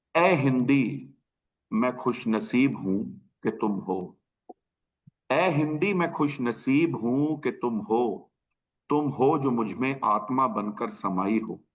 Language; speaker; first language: Hindi; native; Hindi